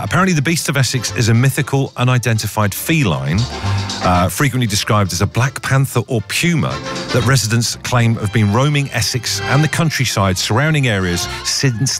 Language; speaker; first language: English; native; English